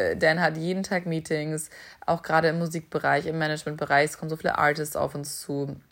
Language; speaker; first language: German; native; German